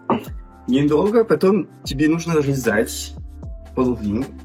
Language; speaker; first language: Russian; non-native, fluent; French